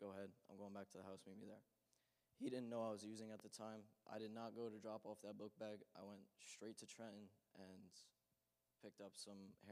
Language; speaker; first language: English; native; English